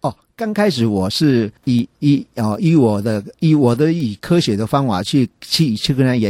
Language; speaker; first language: Chinese; native; Chinese